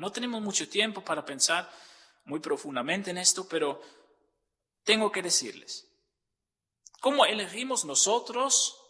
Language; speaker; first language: Spanish; non-native, fluent; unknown